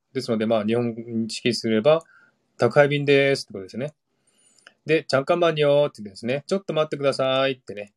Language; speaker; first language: Japanese; native; Japanese